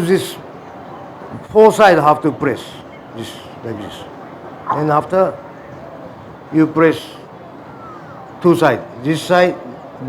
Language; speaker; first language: English; non-native, learner; Japanese